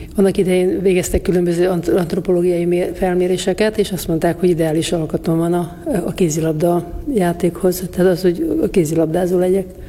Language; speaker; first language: Hungarian; native; Hungarian